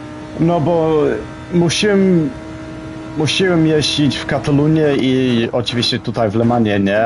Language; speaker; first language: Polish; early bilingual, heritage; Polish